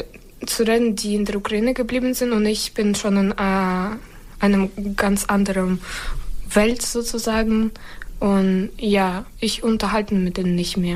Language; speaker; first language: German; non-native, fluent; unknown